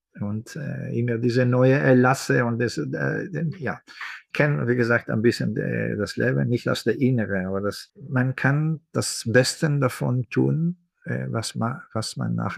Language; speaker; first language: German; non-native, fluent; Hebrew